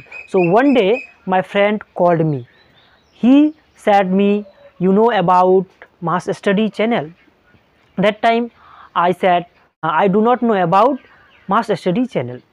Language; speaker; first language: English; non-native, learner; Hindi